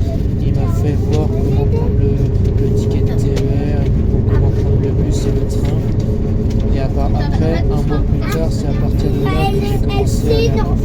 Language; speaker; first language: French; native; French